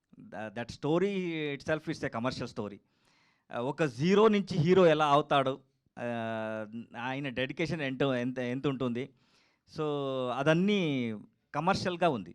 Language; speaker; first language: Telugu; non-native, learner; Kannada